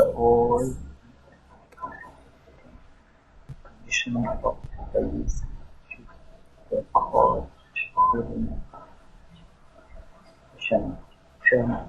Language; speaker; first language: English; non-native, learner; Vietnamese